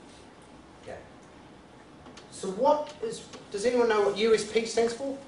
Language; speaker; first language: English; native; English